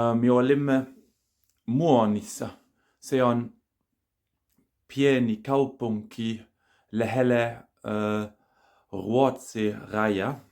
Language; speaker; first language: Finnish; non-native, learner; German